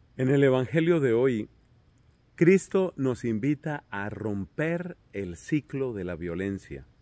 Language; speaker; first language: Spanish; native; Spanish